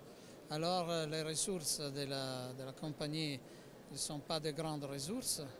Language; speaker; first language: French; non-native, fluent; Italian